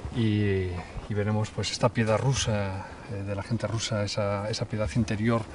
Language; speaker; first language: Spanish; native; Spanish